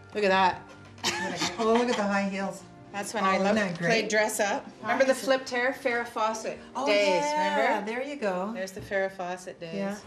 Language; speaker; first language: English; native; English